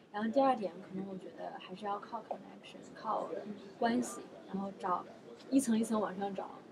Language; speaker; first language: Chinese; native; Chinese